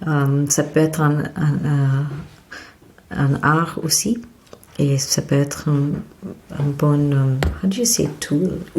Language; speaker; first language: French; non-native, fluent; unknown